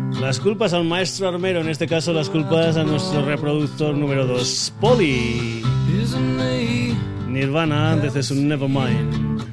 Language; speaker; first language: Spanish; native; Spanish